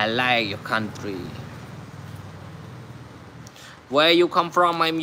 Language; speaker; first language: English; non-native, learner; Khmer